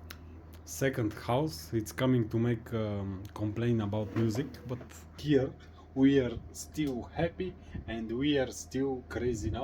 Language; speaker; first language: English; non-native, learner; Bulgarian